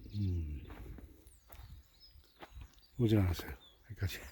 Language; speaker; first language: Korean; native; Korean